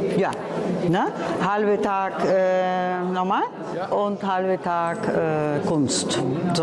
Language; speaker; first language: German; non-native, fluent; Spanish